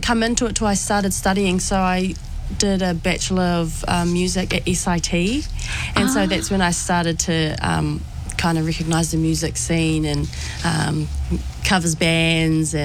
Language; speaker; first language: English; native; English